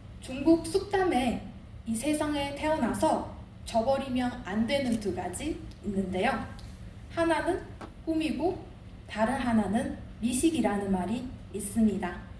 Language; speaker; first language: Korean; non-native, fluent; Chinese